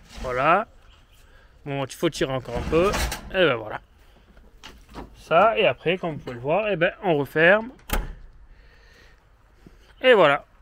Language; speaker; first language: French; native; French